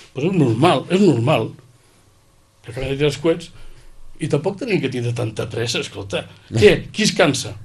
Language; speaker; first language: Catalan; native; Catalan